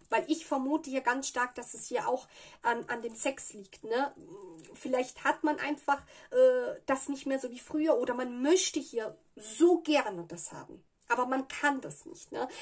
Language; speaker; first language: German; non-native, fluent; Italian